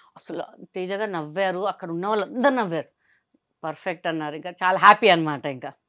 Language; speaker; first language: Telugu; non-native, local second language; Hindi